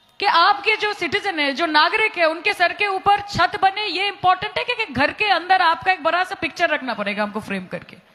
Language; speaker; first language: Hindi; non-native, local second language; Bangla